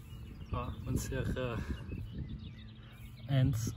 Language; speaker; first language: Norwegian; non-native, fluent; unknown